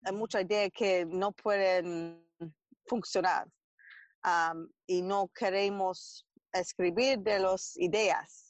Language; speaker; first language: Spanish; non-native, learner; English